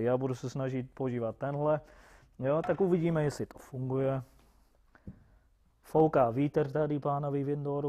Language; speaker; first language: Czech; non-native, fluent; English